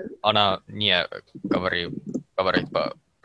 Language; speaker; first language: Russian; non-native, learner; Finnish